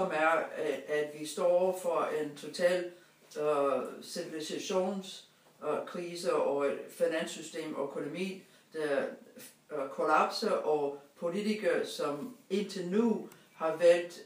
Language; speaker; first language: Danish; non-native, fluent; English